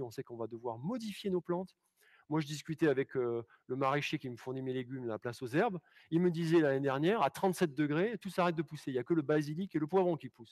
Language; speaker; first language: French; native; French